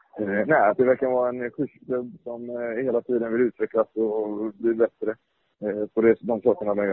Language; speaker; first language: Swedish; native; Swedish